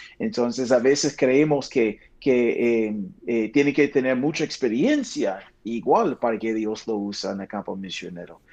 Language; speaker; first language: Spanish; non-native, fluent; English